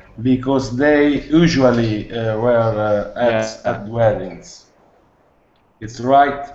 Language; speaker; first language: English; non-native, learner; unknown